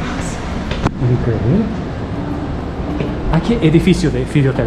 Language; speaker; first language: Spanish; non-native, learner; Japanese